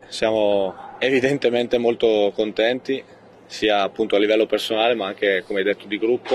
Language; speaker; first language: Italian; native; Italian